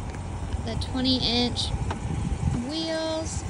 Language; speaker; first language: English; native; English